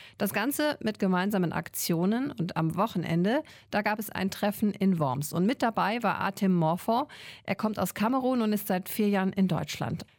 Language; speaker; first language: German; native; German